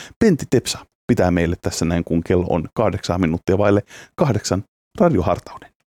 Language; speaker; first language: Finnish; native; Finnish